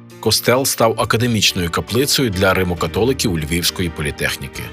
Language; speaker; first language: Ukrainian; native; Ukrainian